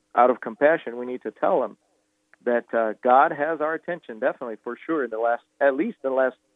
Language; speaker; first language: English; non-native, fluent; Portuguese